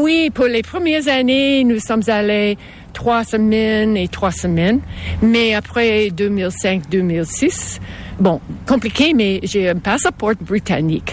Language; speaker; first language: French; non-native, local second language; English